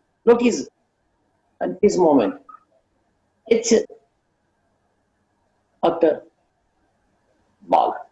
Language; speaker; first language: English; non-native, learner; Romanian